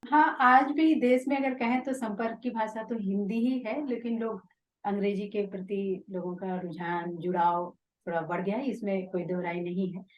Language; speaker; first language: Hindi; native; Hindi